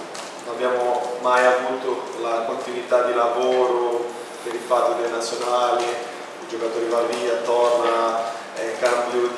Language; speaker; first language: Italian; non-native, fluent; Portuguese